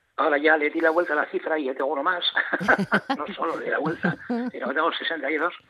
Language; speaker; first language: Spanish; native; Spanish